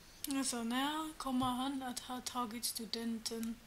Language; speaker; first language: Swedish; non-native, learner; German